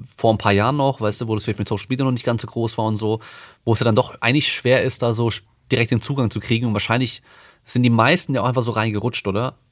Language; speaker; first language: German; native; German